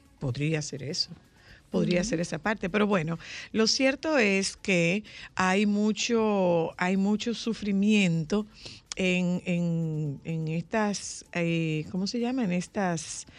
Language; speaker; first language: Spanish; native; Spanish